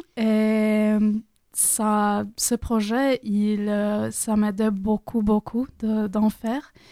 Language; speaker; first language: French; non-native, learner; Croatian